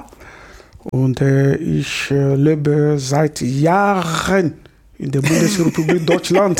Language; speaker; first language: German; non-native, fluent; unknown